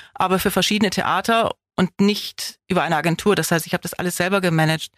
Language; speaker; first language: German; native; German